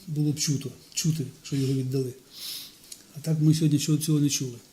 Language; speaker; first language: Ukrainian; non-native, local second language; Russian